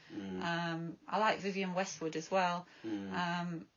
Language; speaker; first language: English; native; English